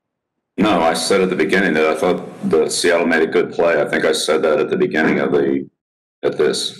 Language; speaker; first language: English; native; English